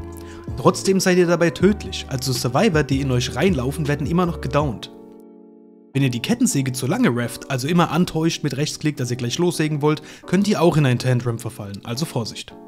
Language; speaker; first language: German; native; German